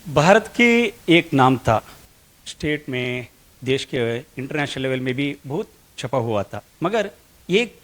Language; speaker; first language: Hindi; non-native, local second language; Kannada